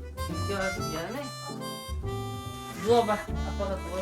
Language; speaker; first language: Korean; native; Korean